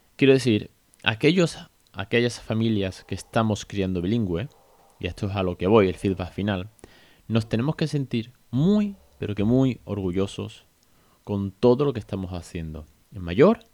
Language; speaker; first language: Spanish; native; Spanish